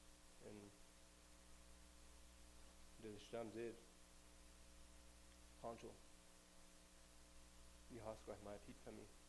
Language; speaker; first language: German; non-native, learner; Plautdietsch